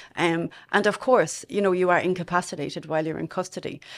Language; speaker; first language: English; native; English